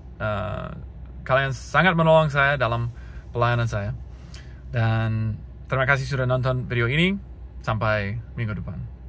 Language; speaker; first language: Indonesian; non-native, fluent; English